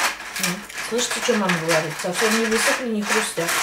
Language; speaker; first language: Russian; native; Russian